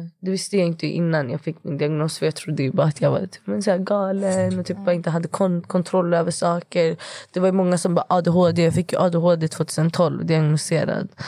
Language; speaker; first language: Swedish; early bilingual, other home language; Kurdish